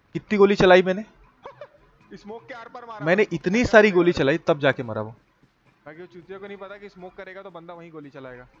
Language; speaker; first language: Hindi; native; Hindi